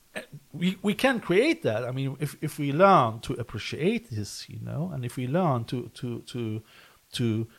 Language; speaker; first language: English; non-native, fluent; German